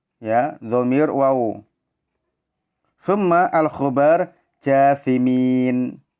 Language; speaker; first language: Arabic; non-native, fluent; Indonesian